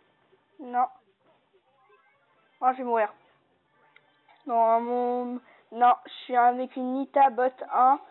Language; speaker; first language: French; native; French